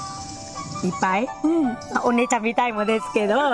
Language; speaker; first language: Japanese; non-native, learner; Vietnamese